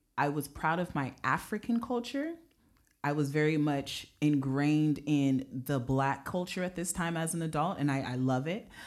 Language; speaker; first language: English; native; English